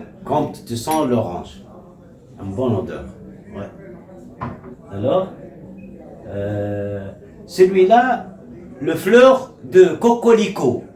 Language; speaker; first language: French; non-native, local second language; Arabic